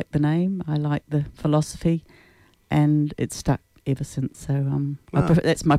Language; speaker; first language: English; native; English